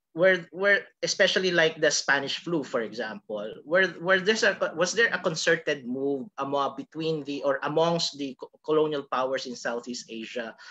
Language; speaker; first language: English; non-native, local second language; Filipino